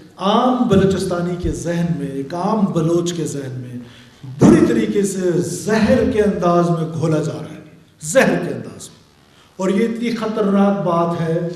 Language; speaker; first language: Urdu; non-native, local second language; Baluchi